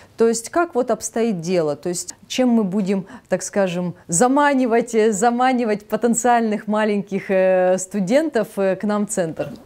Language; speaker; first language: Russian; non-native, local second language; Armenian